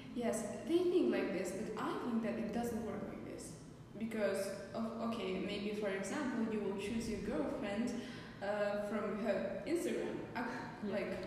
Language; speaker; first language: English; non-native, fluent; Kazakh